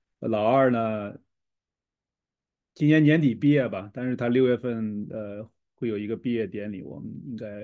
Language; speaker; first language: Chinese; native; Chinese